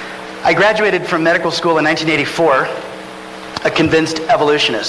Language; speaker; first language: English; native; English